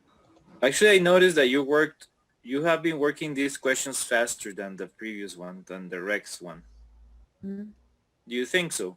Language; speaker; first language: English; non-native, fluent; Spanish